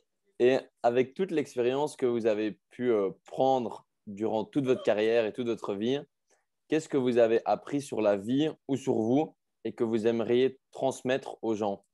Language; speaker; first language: French; native; French